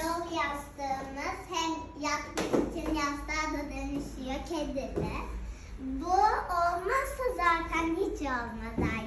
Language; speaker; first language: Turkish; early bilingual, heritage; Turkish